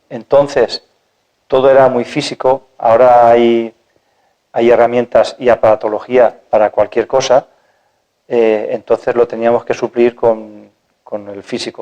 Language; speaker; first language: Spanish; native; Spanish